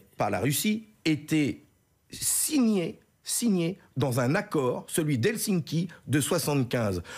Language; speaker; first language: French; native; French